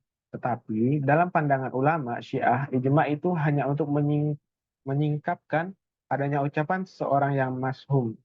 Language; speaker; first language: Indonesian; native; Indonesian